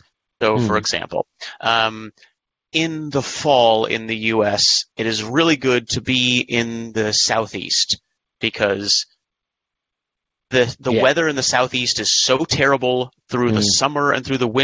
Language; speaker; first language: English; native; English